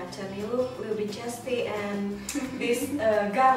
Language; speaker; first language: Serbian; non-native, learner; Indonesian